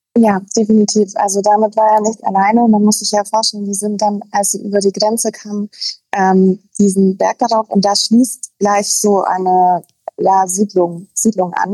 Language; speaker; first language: German; native; German